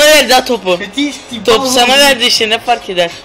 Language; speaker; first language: Dutch; early bilingual, other home language; Turkish